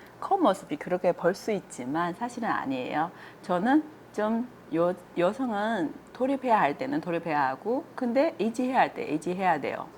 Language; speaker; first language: Korean; non-native, fluent; Chinese